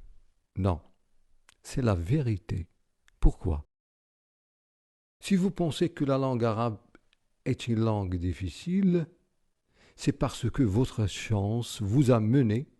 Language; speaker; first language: French; non-native, local second language; Arabic